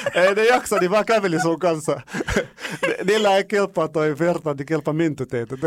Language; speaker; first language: Finnish; non-native, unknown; Arabic